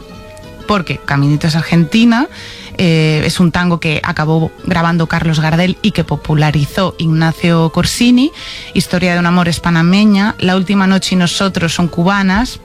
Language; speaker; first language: Spanish; native; Spanish